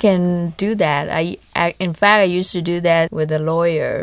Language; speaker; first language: English; non-native, fluent; Vietnamese